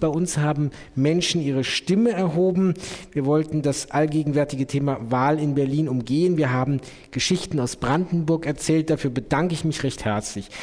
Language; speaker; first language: German; native; German